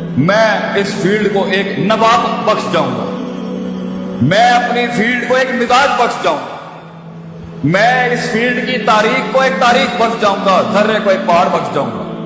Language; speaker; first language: Urdu; non-native, local second language; Punjabi